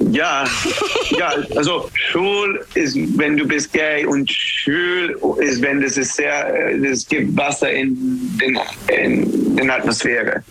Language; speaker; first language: German; non-native, learner; English